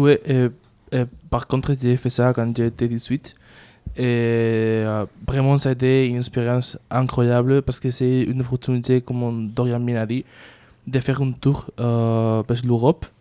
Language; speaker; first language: French; non-native, learner; Spanish